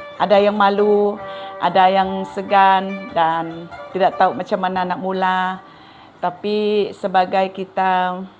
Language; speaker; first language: Malay; non-native, local second language; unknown